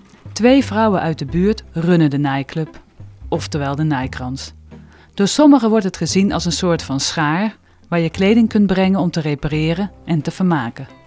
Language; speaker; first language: Dutch; native; Dutch